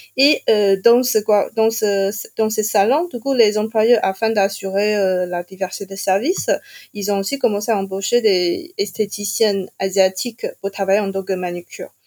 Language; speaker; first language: French; non-native, fluent; Chinese